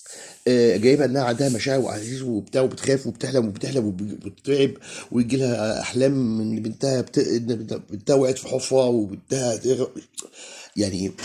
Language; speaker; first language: Arabic; native; Arabic